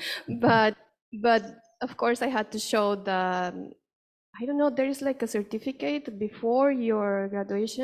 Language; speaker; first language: English; non-native, fluent; Spanish